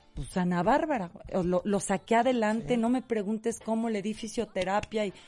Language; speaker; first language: Spanish; native; Spanish